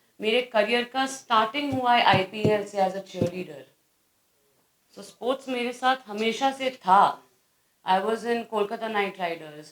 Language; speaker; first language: Hindi; native; Hindi